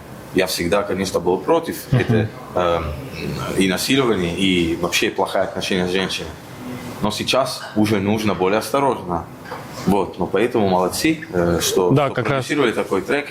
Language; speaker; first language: Russian; non-native, fluent; Italian